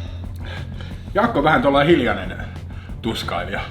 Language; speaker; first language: Finnish; native; Finnish